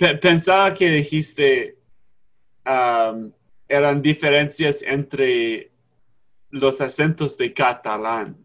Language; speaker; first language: Spanish; non-native, learner; English